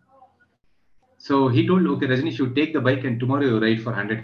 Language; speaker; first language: English; non-native, local second language; Kannada